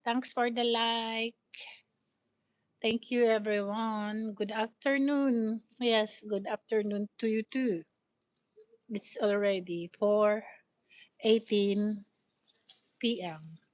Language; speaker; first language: English; non-native, learner; Filipino